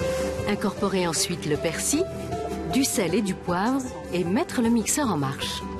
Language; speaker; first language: French; native; French